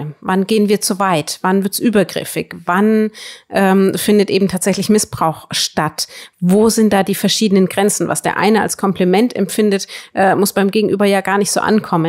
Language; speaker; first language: German; native; German